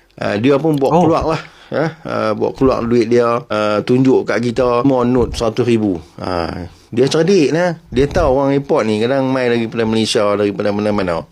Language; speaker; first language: Malay; native; Malay